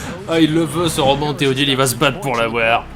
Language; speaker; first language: French; native; French